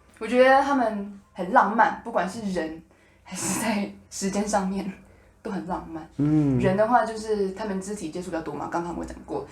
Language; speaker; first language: Chinese; native; Chinese